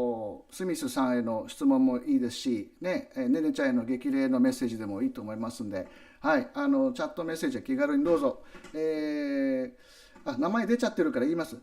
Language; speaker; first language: Japanese; native; Japanese